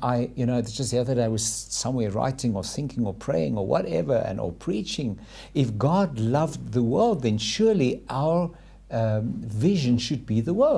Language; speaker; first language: English; non-native, local second language; Afrikaans